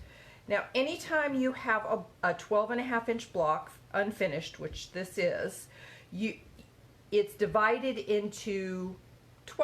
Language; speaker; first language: English; native; English